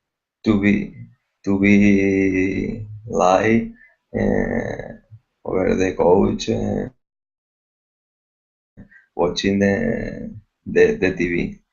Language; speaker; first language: English; non-native, learner; Spanish